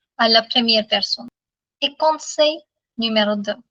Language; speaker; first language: French; non-native, fluent; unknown